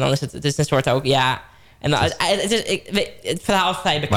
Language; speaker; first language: Dutch; native; Dutch